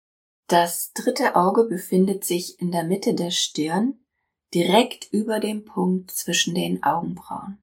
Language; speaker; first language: German; native; German